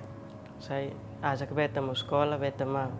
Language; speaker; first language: Indonesian; non-native, local second language; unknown